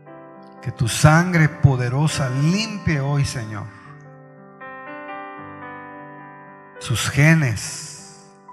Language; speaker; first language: Spanish; native; Spanish